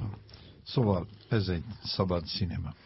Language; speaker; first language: Hungarian; non-native, learner; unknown